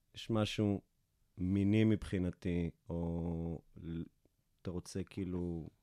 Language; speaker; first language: Hebrew; native; Hebrew